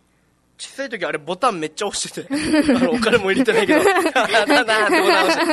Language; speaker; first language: Japanese; native; Japanese